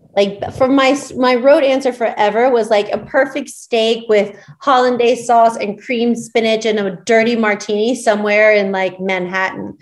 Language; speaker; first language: English; native; English